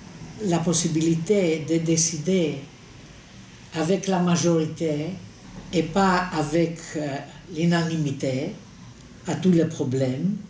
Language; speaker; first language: French; non-native, fluent; Greek